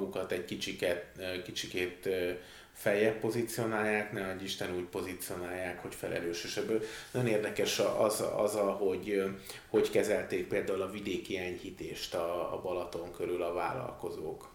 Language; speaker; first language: Hungarian; native; Hungarian